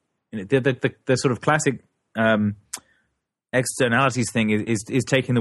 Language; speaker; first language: English; native; English